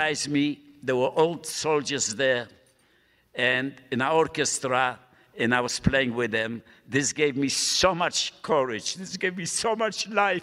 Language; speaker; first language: English; non-native, fluent; Polish